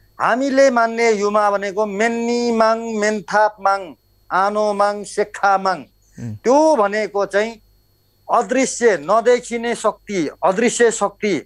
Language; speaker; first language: Nepali; non-native, local second language; Limbu